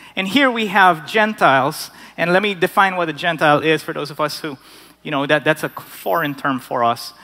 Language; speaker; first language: English; non-native, local second language; Filipino